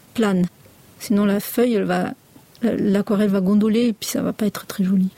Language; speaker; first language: French; native; French